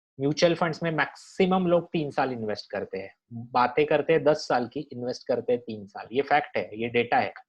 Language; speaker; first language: Hindi; non-native, local second language; Marathi